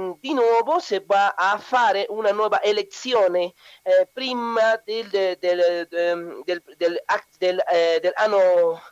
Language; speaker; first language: Italian; non-native, learner; Spanish